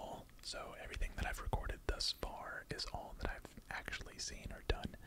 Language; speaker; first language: English; native; English